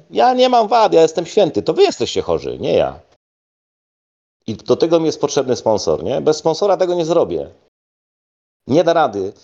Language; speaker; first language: Polish; native; Polish